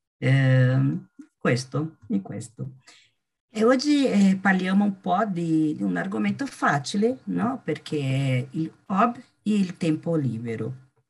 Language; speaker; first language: Italian; non-native, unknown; Portuguese